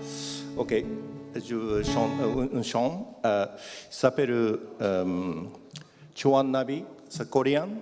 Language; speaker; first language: French; non-native, learner; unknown